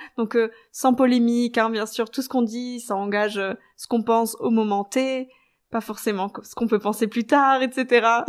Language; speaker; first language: French; native; French